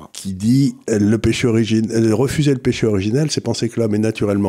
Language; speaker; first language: French; native; French